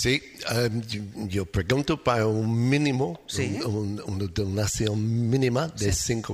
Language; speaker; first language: Spanish; non-native, learner; English